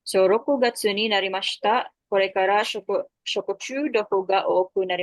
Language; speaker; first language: Japanese; non-native, fluent; Filipino